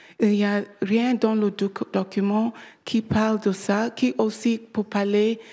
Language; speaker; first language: French; non-native, learner; English